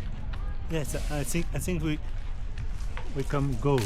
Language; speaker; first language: English; non-native, learner; French